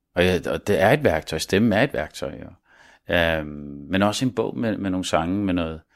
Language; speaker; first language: Danish; early bilingual, other home language; Arabic